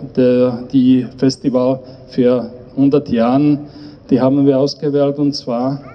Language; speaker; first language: German; non-native, learner; Czech